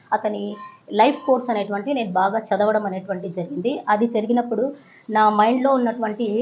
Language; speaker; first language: Telugu; native; Telugu